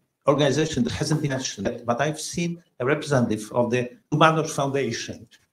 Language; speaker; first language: English; non-native, fluent; Polish